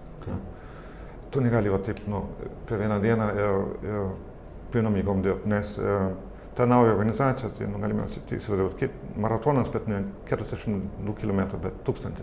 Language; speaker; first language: Lithuanian; non-native, fluent; German